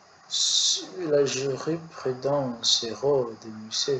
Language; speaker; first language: French; non-native, learner; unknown